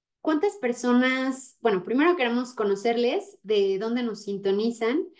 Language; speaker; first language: Spanish; native; Spanish